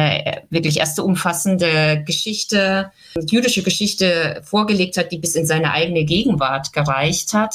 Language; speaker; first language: German; native; German